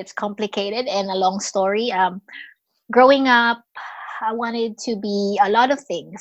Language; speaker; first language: English; non-native, local second language; Filipino